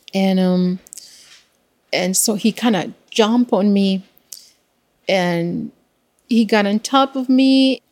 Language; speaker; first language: English; non-native, fluent; Spanish